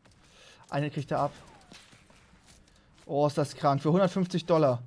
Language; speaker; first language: German; native; German